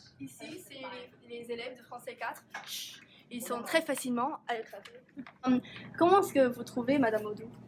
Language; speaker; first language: French; non-native, learner; English